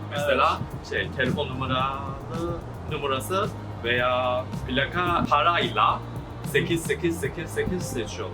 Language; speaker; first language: Turkish; non-native, learner; Chinese